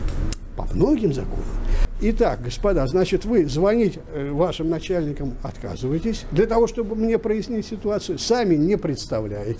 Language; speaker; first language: Russian; native; Russian